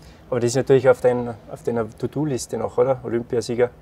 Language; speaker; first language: German; native; German